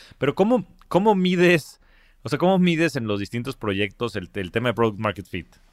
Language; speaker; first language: Spanish; native; Spanish